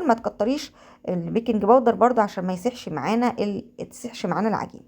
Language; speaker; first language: Arabic; native; Arabic